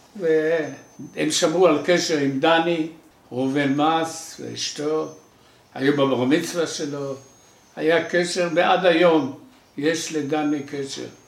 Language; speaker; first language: Hebrew; native; Hebrew